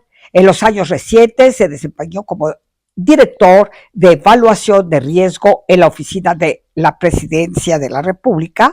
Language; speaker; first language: Spanish; native; Spanish